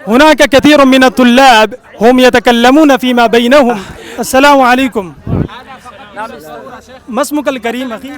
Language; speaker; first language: Arabic; non-native, fluent; Urdu